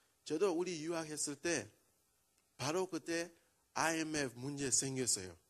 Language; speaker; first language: Korean; non-native, learner; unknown